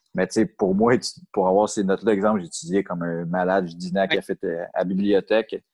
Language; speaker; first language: French; native; French